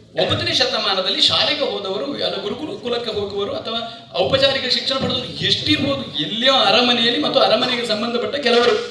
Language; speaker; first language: Kannada; non-native, local second language; Malayalam